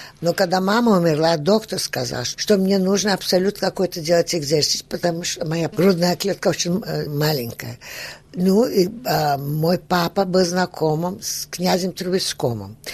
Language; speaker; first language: Russian; early bilingual, heritage; Russian